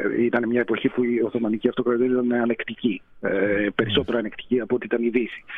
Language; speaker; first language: Greek; early bilingual, heritage; Greek